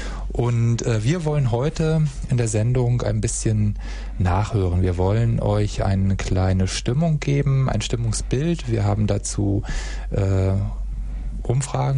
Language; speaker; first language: German; native; German